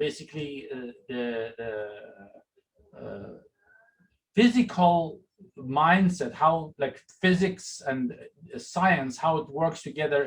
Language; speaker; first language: English; non-native, fluent; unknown